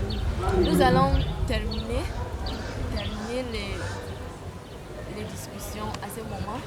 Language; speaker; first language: French; non-native, fluent; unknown